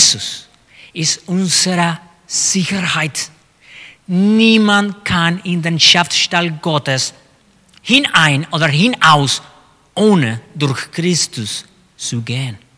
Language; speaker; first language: German; non-native, fluent; Spanish